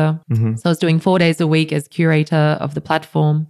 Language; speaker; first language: English; native; English